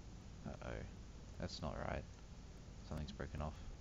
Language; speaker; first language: English; native; English